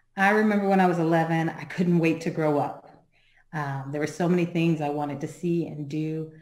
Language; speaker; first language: English; native; English